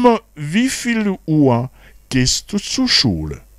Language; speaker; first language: German; non-native, fluent; Rundi